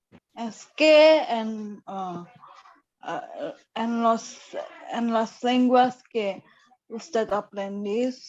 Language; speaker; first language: Spanish; non-native, learner; Indonesian